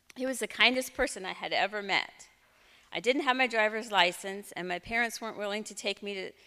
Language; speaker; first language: English; native; English